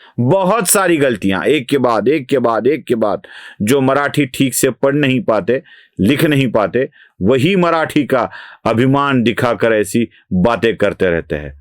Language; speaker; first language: Hindi; non-native, local second language; Marathi